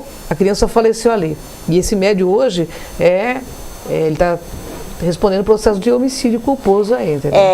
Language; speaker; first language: Portuguese; native; Portuguese